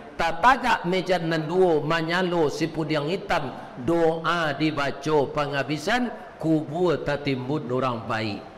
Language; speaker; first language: Malay; non-native, local second language; Minangkabau